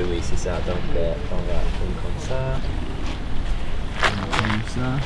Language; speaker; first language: French; non-native, fluent; English